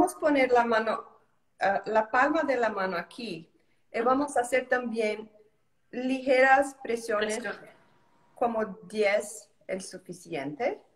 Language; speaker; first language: Spanish; non-native, learner; Portuguese